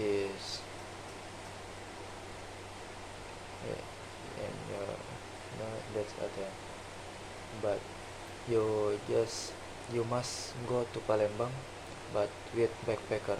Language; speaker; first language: English; non-native, learner; Indonesian